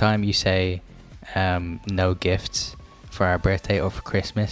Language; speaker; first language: English; native; English